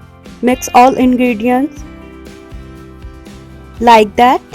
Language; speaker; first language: English; non-native, local second language; Urdu